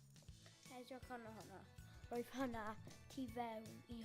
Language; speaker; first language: Welsh; non-native, local second language; English